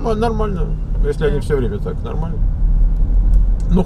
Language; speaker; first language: Russian; native; Russian